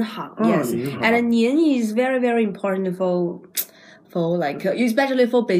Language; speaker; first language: English; non-native, fluent; Chinese